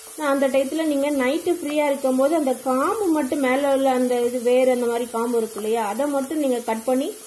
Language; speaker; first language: Tamil; non-native, local second language; Telugu